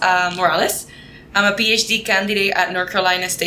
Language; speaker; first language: English; non-native, fluent; Spanish